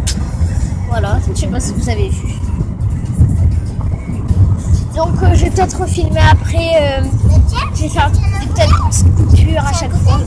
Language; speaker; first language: French; native; French